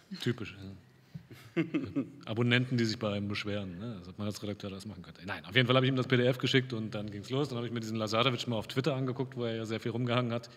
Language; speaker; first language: German; native; German